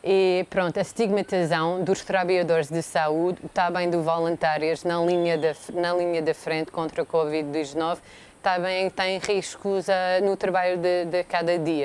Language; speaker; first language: Portuguese; non-native, fluent; English